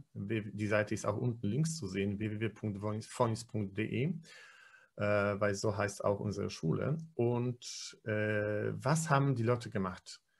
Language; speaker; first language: German; non-native, fluent; Polish